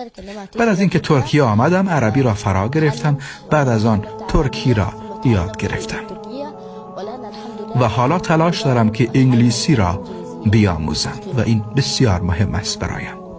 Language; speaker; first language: Persian; early bilingual, heritage; Persian